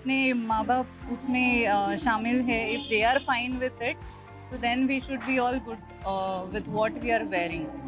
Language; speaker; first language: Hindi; non-native, local second language; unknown